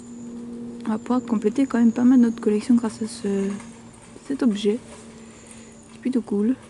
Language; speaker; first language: French; native; French